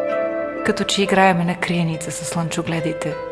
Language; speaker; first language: Bulgarian; native; Bulgarian